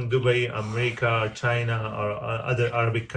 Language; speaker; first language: English; non-native, learner; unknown